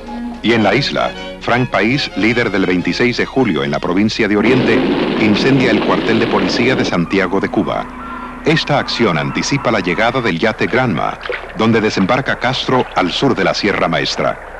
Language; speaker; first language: Spanish; native; Spanish